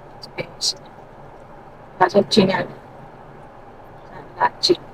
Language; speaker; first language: Chinese; native; Chinese